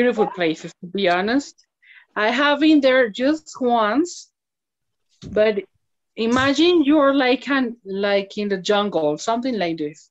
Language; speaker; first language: English; non-native, learner; Spanish